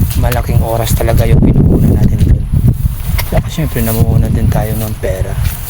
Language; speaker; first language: Filipino; non-native, local second language; Aklanon